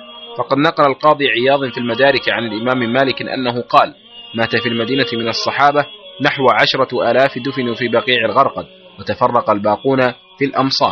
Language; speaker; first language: Arabic; native; Arabic